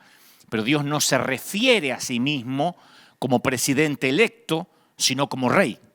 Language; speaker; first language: Spanish; native; Spanish